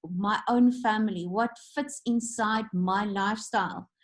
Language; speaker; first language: English; non-native, local second language; Afrikaans